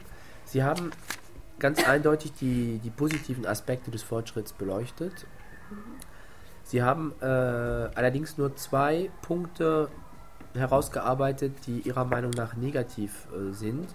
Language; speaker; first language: German; non-native, fluent; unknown